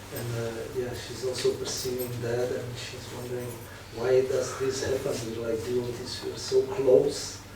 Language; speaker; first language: English; non-native, fluent; Czech